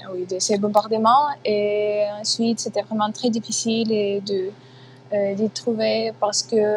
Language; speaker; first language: French; non-native, fluent; Ukrainian